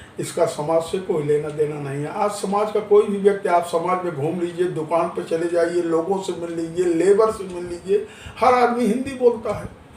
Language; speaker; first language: Hindi; non-native, local second language; Marathi